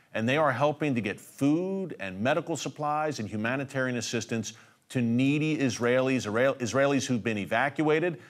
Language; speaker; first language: English; native; English